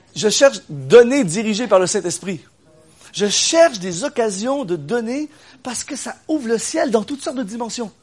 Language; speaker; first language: French; native; French